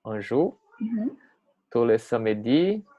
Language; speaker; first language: French; non-native, learner; Portuguese